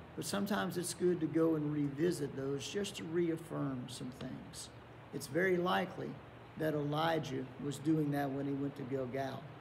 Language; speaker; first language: English; native; English